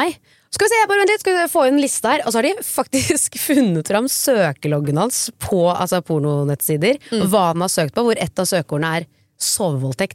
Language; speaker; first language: Norwegian; native; Norwegian